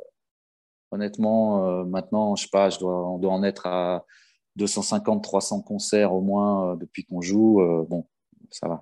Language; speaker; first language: French; native; French